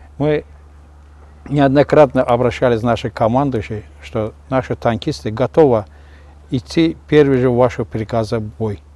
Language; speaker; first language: Russian; non-native, local second language; Azerbaijani